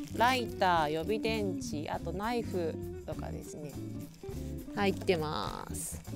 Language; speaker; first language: Japanese; native; Japanese